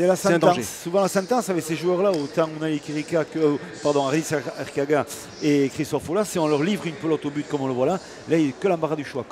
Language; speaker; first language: French; native; French